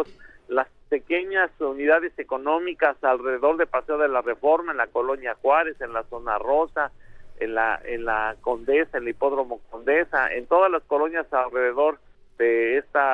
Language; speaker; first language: Spanish; native; Spanish